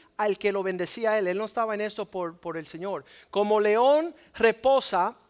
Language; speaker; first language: Spanish; native; Spanish